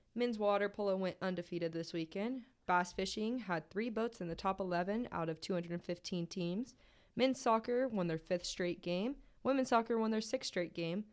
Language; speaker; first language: English; native; English